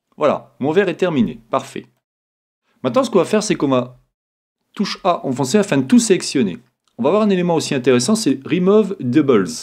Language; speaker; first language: French; native; French